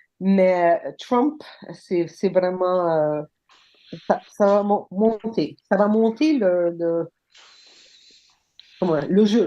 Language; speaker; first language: French; non-native, local second language; English